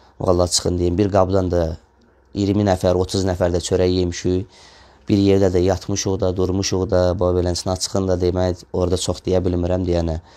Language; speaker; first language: Azerbaijani; non-native, local second language; Russian